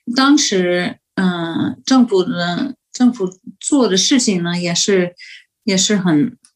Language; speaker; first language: Chinese; non-native, fluent; English